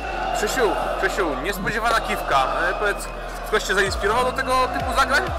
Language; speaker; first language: Polish; native; Polish